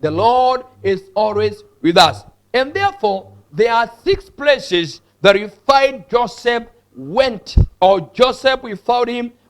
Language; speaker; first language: English; non-native, local second language; Swahili